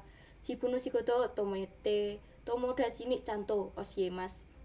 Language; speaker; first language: Japanese; non-native, learner; Indonesian